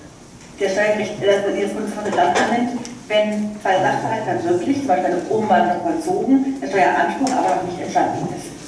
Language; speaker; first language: German; native; German